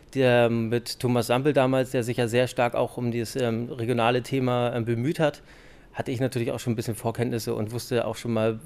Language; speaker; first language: German; native; German